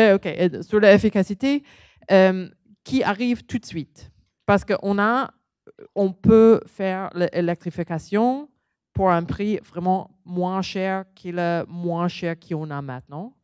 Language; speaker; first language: French; non-native, learner; English